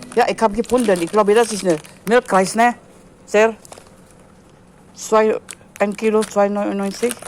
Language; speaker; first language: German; non-native, learner; Filipino